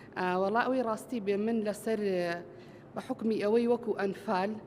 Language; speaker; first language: Central Kurdish; native; Central Kurdish